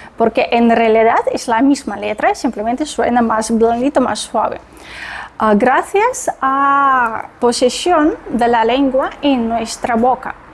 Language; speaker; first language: Spanish; non-native, fluent; Russian